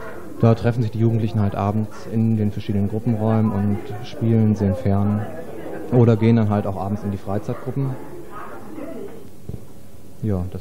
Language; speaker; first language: German; native; German